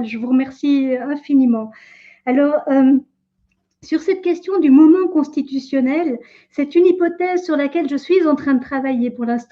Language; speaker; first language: French; native; French